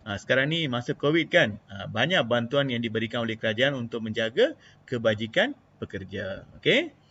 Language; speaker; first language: Malay; non-native, local second language; Tamil